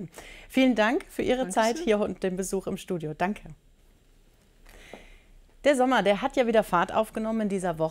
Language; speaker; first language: German; native; German